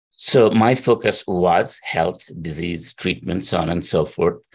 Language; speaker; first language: English; non-native, local second language; Bangla